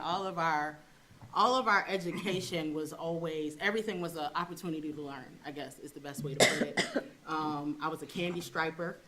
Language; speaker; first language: English; native; English